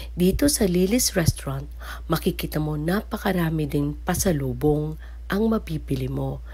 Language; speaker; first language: Filipino; native; Filipino